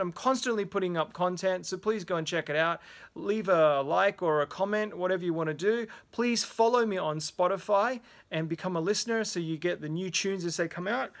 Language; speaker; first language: English; native; English